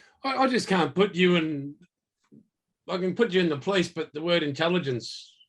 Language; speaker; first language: English; native; English